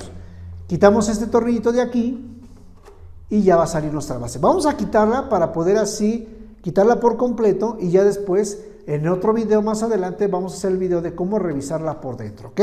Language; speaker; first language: Spanish; native; Spanish